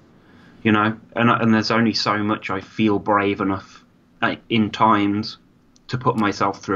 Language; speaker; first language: English; native; English